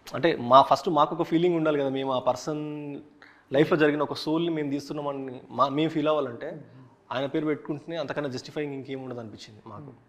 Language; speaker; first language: Telugu; native; Telugu